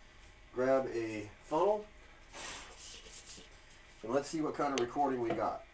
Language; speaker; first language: English; native; English